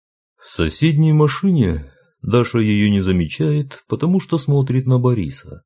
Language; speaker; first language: Russian; native; Russian